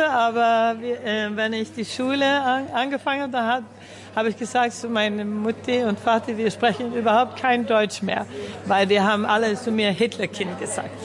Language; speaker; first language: German; early bilingual, other home language; Swedish